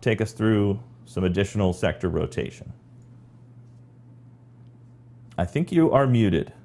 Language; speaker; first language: English; native; English